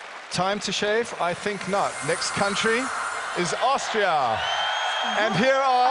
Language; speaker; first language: English; non-native, fluent; Danish